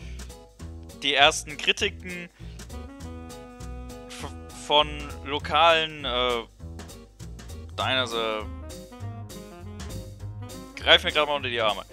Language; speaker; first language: German; native; German